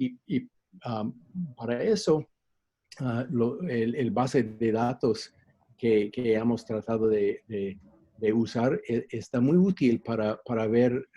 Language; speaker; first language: Spanish; non-native, fluent; English